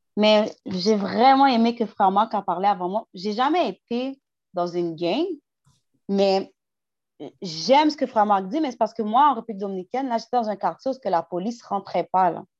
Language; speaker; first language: French; early bilingual, heritage; French